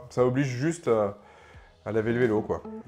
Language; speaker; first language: French; native; French